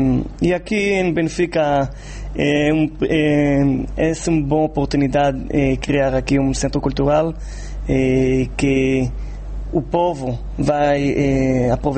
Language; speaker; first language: Portuguese; non-native, fluent; Hebrew